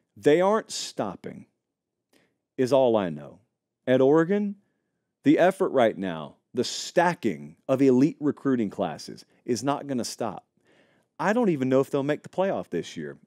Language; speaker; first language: English; native; English